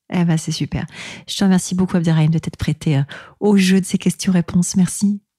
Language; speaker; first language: French; native; French